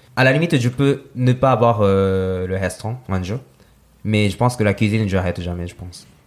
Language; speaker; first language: French; non-native, fluent; Japanese